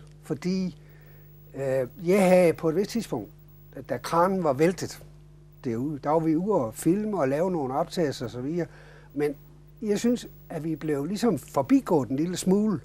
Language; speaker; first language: Danish; native; Danish